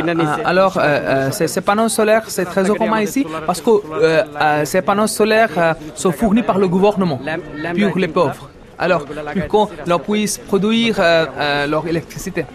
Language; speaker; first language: French; non-native, fluent; Bangla